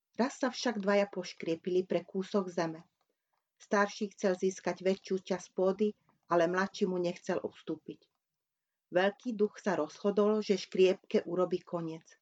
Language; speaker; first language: Slovak; non-native, local second language; Hungarian